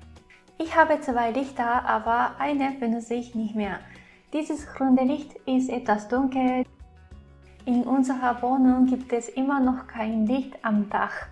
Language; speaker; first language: German; non-native, fluent; Japanese